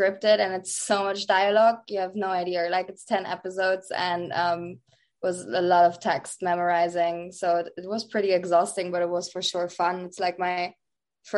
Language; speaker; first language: English; non-native, fluent; Dutch